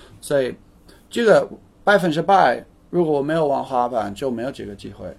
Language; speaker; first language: Chinese; non-native, fluent; English